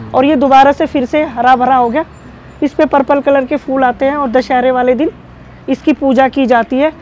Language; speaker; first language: Hindi; native; Hindi